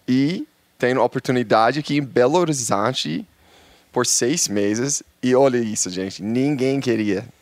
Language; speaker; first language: Portuguese; non-native, fluent; English